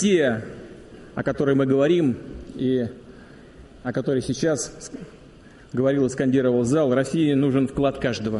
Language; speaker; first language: Russian; native; Russian